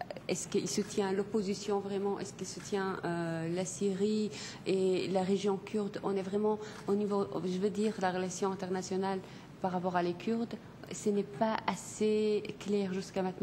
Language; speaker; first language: French; non-native, fluent; Kurdish